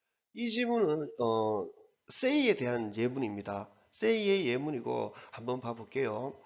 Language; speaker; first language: Korean; native; Korean